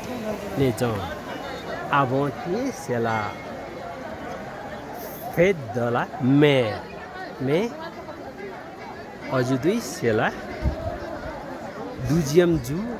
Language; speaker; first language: French; non-native, learner; Nepali